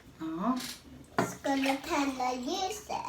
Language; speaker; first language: Swedish; early bilingual, other home language; Thai